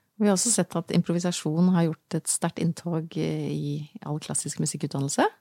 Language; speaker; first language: Norwegian; native; Norwegian